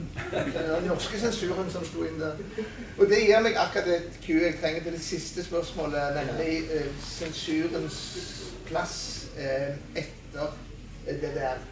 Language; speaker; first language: Norwegian; native; Norwegian